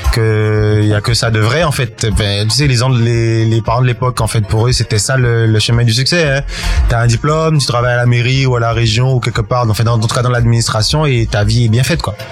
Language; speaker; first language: French; native; French